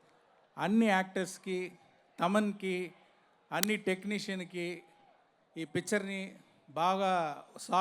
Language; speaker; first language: Telugu; non-native, learner; Tamil